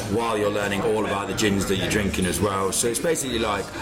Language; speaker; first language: English; native; English